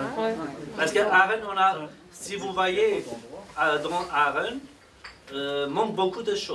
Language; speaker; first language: French; non-native, fluent; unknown